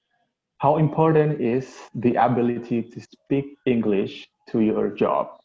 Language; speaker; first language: English; non-native, local second language; Indonesian